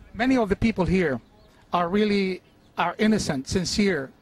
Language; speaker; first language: English; non-native, fluent; Arabic